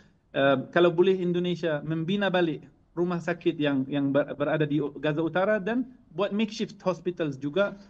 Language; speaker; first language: Indonesian; non-native, fluent; Arabic